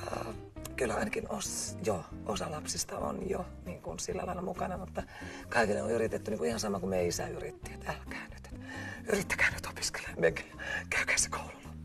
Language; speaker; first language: Finnish; native; Finnish